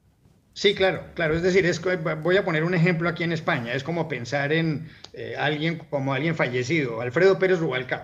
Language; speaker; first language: Spanish; native; Spanish